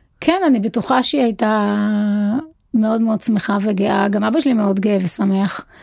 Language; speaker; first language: Hebrew; native; Hebrew